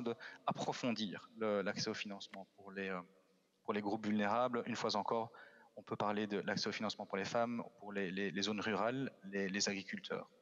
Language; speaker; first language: French; native; French